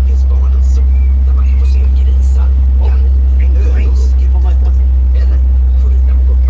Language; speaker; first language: Swedish; native; Swedish